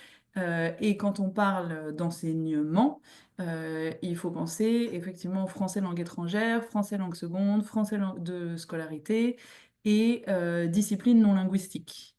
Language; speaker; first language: French; native; French